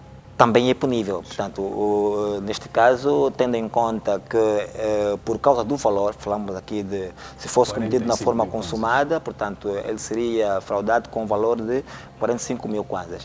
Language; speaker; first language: Portuguese; native; Portuguese